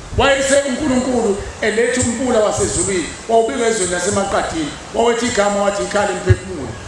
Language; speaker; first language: Zulu; native; Zulu